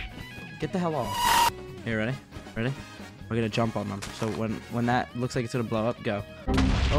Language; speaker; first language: English; native; English